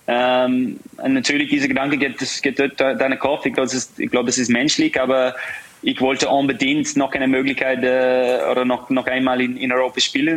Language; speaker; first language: German; non-native, fluent; English